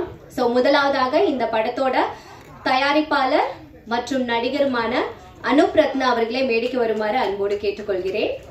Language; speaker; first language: Tamil; native; Tamil